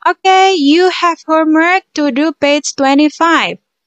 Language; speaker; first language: English; non-native, fluent; Indonesian